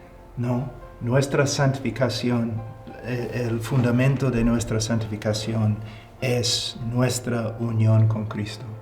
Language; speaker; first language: Spanish; non-native, fluent; English